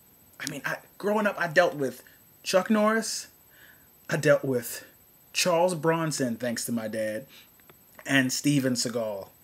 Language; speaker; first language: English; native; English